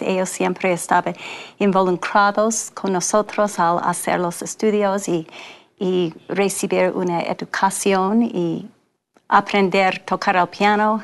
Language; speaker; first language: Spanish; non-native, learner; English